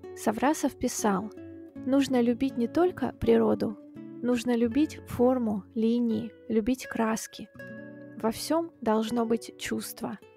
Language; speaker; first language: Russian; native; Russian